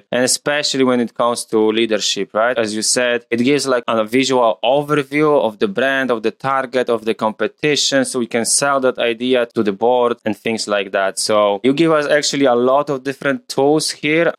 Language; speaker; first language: English; non-native, fluent; Polish